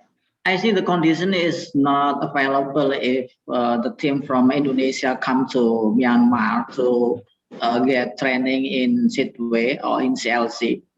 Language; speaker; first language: English; non-native, learner; Indonesian